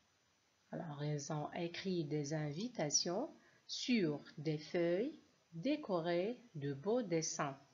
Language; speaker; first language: French; non-native, local second language; Arabic